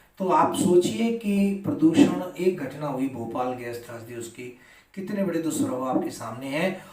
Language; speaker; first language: Hindi; native; Hindi